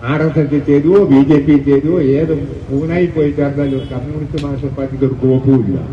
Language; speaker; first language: Malayalam; native; Malayalam